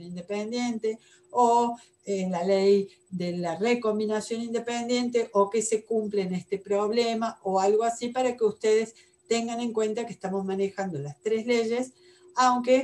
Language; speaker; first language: Spanish; native; Spanish